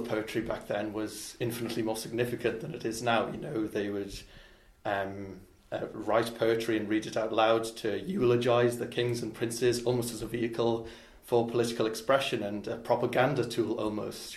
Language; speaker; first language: English; non-native, local second language; Welsh